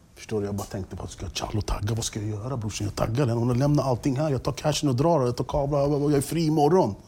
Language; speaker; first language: Swedish; early bilingual, other home language; English